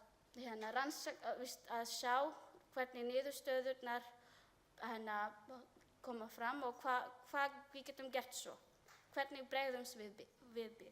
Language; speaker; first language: Icelandic; non-native, learner; Filipino